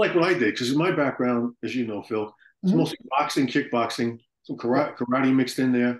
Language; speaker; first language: English; native; English